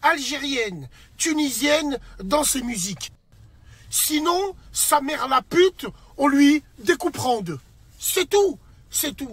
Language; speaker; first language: French; native; French